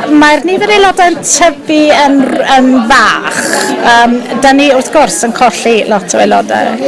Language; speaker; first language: Welsh; native; Welsh